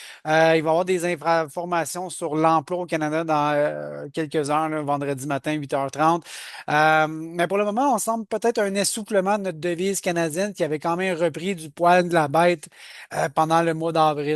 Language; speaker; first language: French; native; French